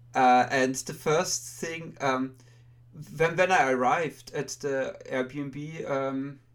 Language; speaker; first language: English; non-native, fluent; German